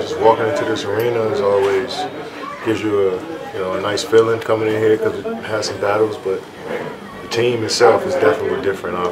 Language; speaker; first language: English; native; English